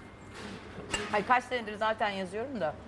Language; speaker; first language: Turkish; native; Turkish